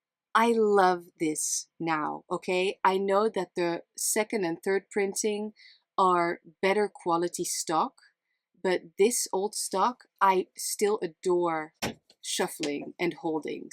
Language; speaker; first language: English; non-native, fluent; Dutch